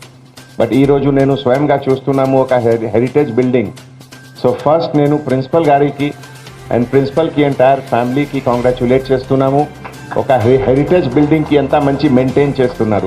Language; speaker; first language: Telugu; non-native, fluent; Hindi